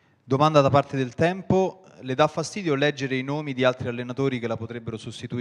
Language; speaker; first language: Italian; native; Italian